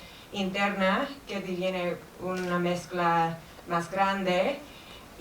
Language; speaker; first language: Spanish; non-native, fluent; English